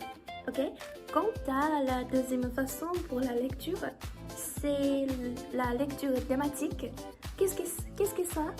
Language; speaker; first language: French; non-native, learner; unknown